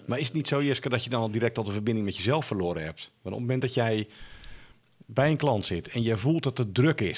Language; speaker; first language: Dutch; native; Dutch